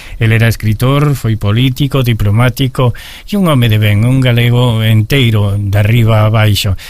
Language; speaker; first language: Galician; early bilingual, heritage; Galician